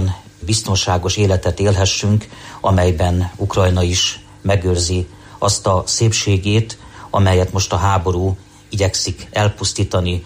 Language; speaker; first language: Hungarian; native; Hungarian